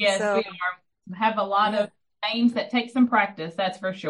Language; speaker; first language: English; native; English